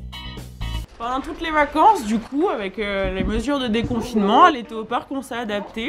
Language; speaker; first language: French; native; French